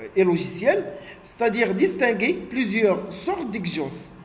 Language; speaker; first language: French; non-native, local second language; Arabic